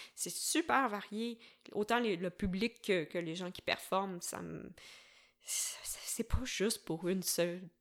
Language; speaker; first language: French; native; French